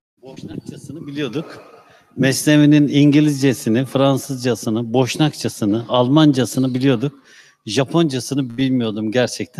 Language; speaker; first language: Turkish; native; Turkish